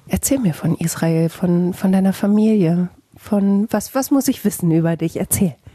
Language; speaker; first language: German; native; German